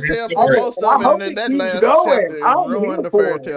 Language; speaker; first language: English; native; English